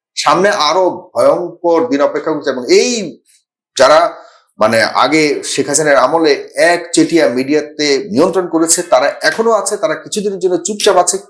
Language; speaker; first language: Bangla; native; Bangla